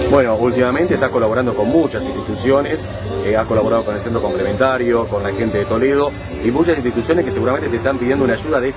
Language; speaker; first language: Spanish; native; Spanish